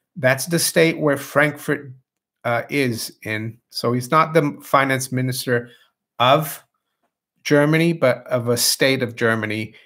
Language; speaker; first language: English; non-native, fluent; Portuguese